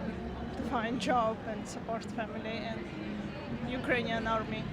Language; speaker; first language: English; non-native, learner; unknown